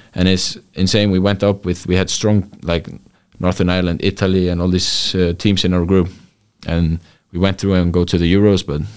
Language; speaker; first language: English; non-native, fluent; Icelandic